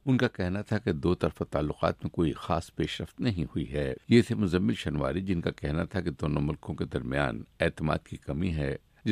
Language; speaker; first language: Urdu; native; Urdu